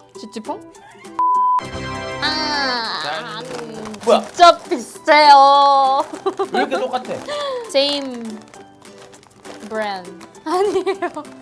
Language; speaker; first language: Korean; non-native, learner; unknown